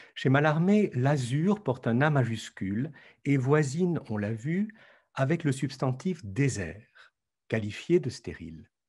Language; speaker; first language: French; native; French